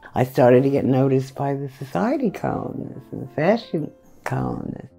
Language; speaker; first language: English; native; English